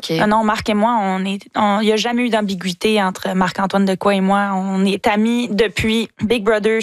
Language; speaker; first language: French; native; French